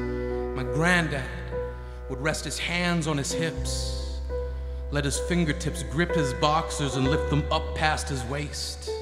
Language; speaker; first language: English; native; English